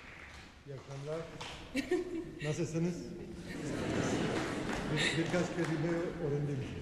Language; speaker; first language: Turkish; non-native, learner; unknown